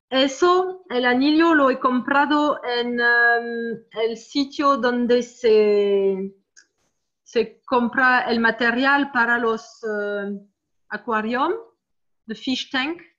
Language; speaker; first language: Spanish; non-native, learner; French